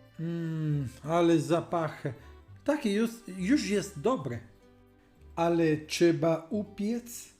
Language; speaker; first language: Polish; non-native, learner; Italian